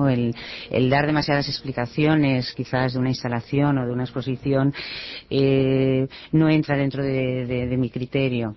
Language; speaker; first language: Spanish; early bilingual, heritage; Spanish